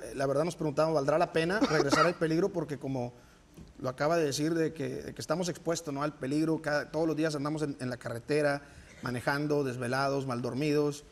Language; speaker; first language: Spanish; native; Spanish